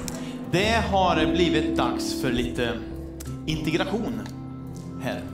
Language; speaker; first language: Swedish; native; Swedish